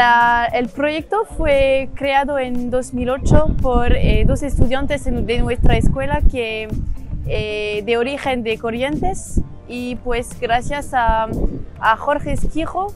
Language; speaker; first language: Spanish; non-native, learner; French